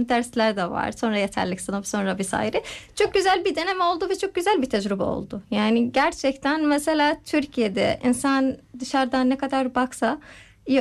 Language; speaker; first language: Turkish; non-native, learner; Arabic